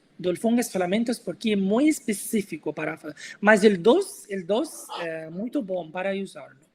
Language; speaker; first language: Portuguese; non-native, learner; Arabic